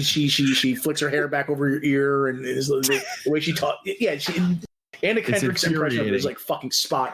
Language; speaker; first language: English; native; English